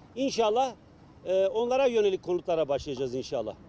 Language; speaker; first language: Turkish; native; Turkish